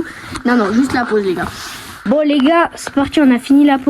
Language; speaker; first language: French; native; French